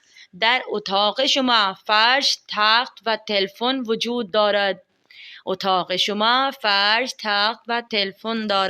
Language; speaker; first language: Persian; non-native, fluent; Urdu